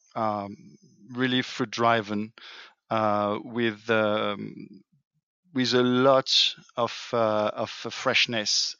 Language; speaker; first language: English; non-native, fluent; French